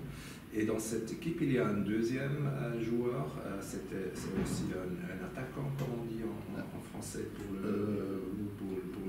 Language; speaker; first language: French; non-native, local second language; German